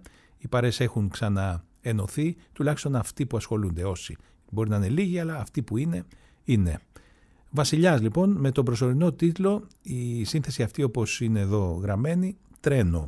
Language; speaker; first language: Greek; native; Greek